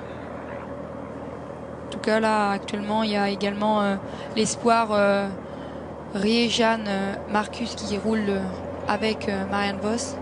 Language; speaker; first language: French; native; French